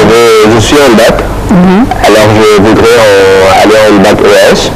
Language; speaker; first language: French; non-native, fluent; Arabic